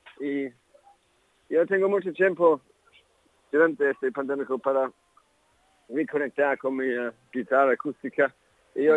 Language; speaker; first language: Spanish; non-native, learner; English